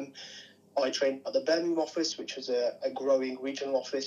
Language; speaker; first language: English; native; English